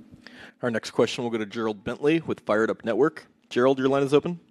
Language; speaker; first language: English; native; English